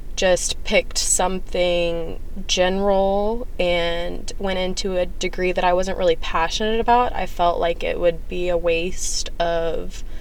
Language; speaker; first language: English; native; English